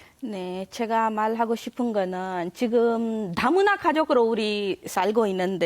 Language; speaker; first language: Korean; non-native, learner; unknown